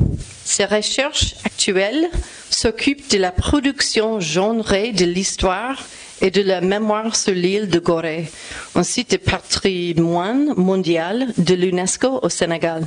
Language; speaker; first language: French; non-native, fluent; English